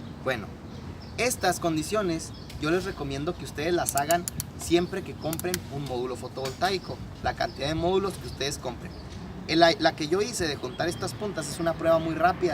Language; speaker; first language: Spanish; native; Spanish